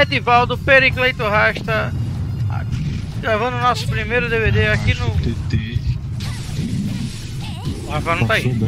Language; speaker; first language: Portuguese; native; Portuguese